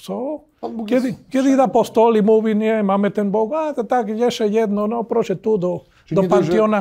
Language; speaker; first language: Polish; non-native, learner; Spanish